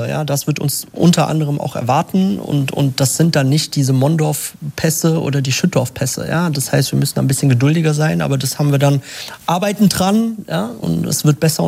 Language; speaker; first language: German; native; German